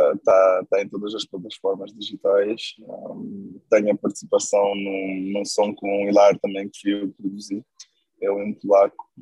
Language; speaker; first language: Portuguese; non-native, local second language; Kabuverdianu